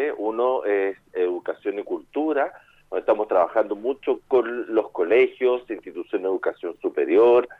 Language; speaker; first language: Spanish; native; Spanish